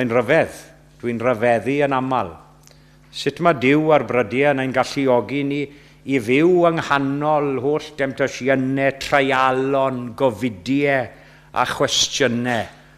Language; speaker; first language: Welsh; native; Welsh